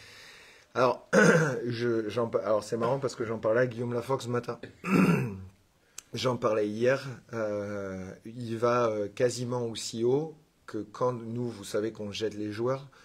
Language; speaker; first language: French; native; French